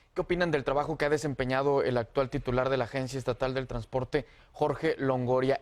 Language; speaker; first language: Spanish; native; Spanish